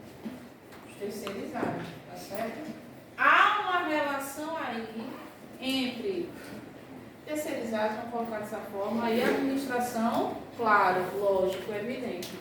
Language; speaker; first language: Portuguese; native; Portuguese